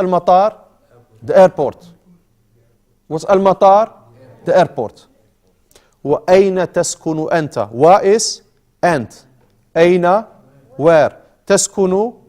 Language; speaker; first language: Arabic; non-native, fluent; English